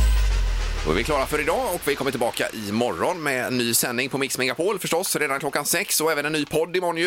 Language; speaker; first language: Swedish; native; Swedish